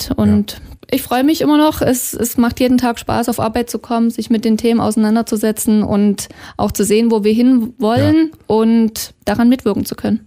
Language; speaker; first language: German; native; German